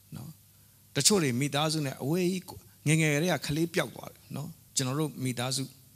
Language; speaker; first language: Burmese; non-native, local second language; Hakha Chin